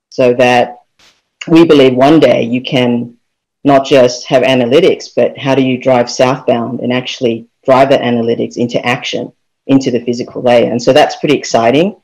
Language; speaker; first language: English; native; English